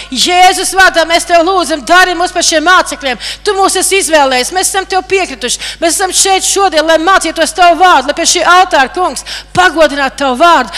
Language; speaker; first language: Latvian; native; Latvian